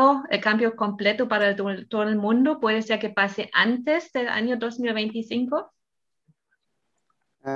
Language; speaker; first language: Spanish; non-native, fluent; German